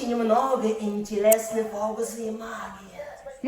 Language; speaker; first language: Russian; non-native, learner; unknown